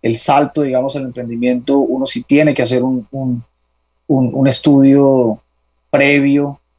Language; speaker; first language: Spanish; native; Spanish